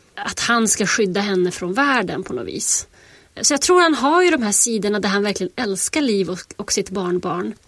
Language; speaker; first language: Swedish; native; Swedish